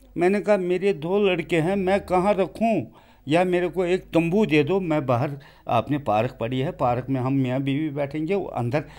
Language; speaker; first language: Hindi; non-native, local second language; Kashmiri